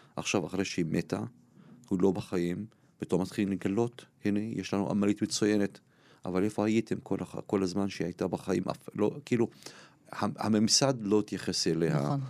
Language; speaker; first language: Hebrew; non-native, local second language; Arabic